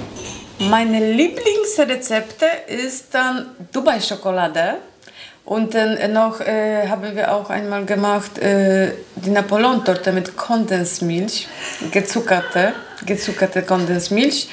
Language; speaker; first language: German; non-native, learner; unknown